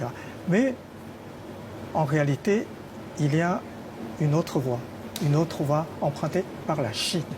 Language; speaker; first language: French; non-native, fluent; Chinese